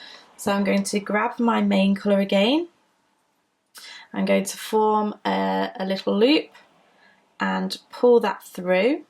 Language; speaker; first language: English; native; English